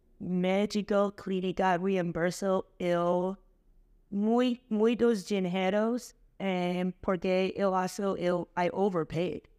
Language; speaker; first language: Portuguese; non-native, learner; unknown